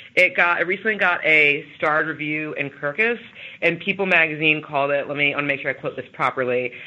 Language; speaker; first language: English; native; English